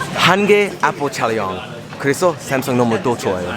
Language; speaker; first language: Korean; non-native, learner; English